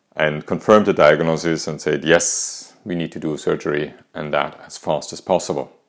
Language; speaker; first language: English; non-native, fluent; German